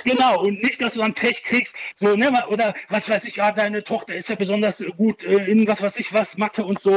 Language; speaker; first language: German; early bilingual, other home language; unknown